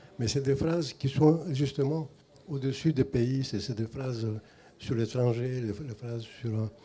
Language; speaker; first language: French; non-native, fluent; Greek